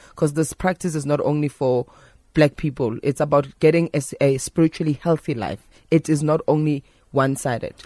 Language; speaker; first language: English; non-native, local second language; Zulu